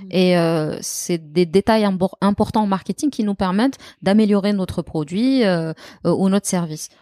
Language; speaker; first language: French; non-native, local second language; Arabic